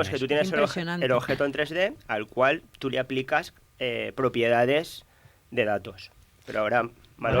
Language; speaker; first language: Spanish; native; Spanish